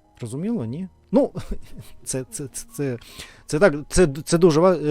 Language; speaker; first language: Ukrainian; non-native, learner; Russian